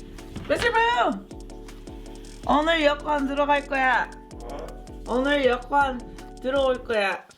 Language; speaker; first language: Korean; non-native, learner; English